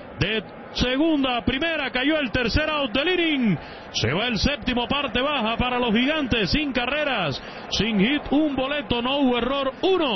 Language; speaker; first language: Spanish; native; Spanish